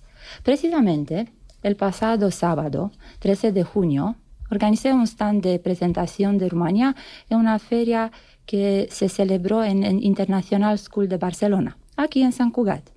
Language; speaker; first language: Spanish; non-native, fluent; Romanian